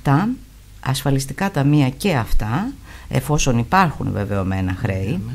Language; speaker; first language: Greek; native; Greek